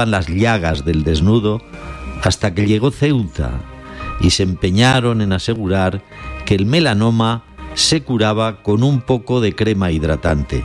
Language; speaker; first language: Spanish; native; Spanish